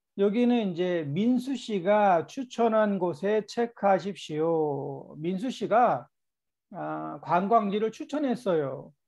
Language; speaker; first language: Korean; native; Korean